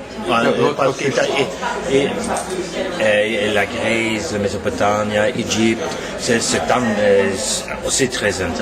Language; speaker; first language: French; non-native, learner; Norwegian